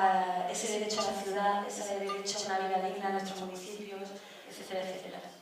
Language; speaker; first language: Spanish; native; Spanish